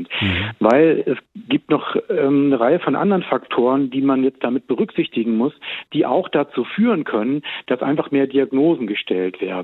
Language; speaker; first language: German; native; German